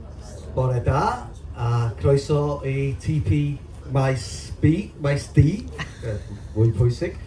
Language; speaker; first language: Welsh; native; Welsh